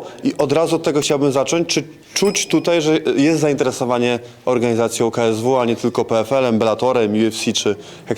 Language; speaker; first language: Polish; native; Polish